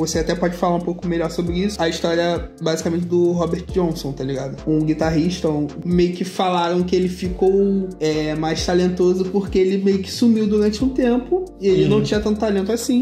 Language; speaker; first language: Portuguese; native; Portuguese